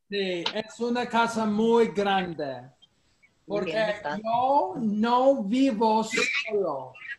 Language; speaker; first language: Spanish; non-native, fluent; English